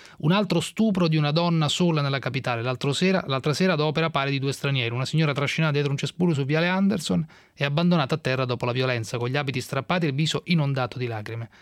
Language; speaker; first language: Italian; native; Italian